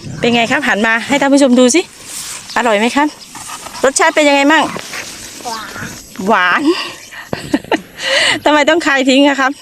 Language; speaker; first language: Thai; native; Thai